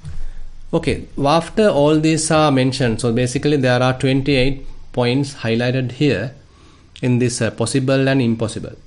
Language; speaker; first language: English; non-native, local second language; Sinhala